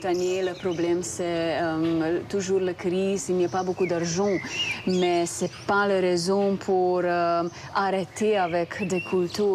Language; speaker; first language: French; non-native, fluent; Slovenian